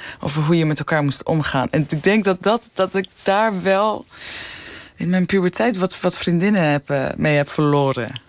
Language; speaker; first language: Dutch; early bilingual, other home language; Persian